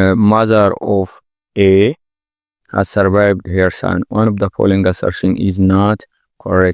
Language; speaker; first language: English; non-native, local second language; Amharic